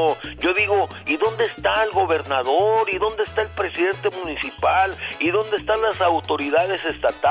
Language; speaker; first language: Spanish; native; Spanish